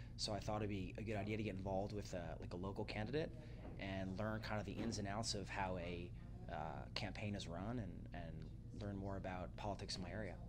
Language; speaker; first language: English; native; English